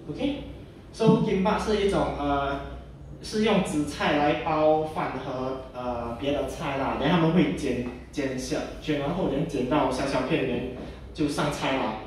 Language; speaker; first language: Chinese; non-native, local second language; English